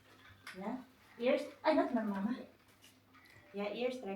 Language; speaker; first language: Dutch; non-native, learner; Filipino